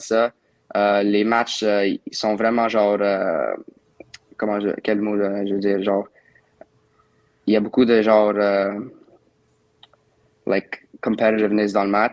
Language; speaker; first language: French; non-native, local second language; English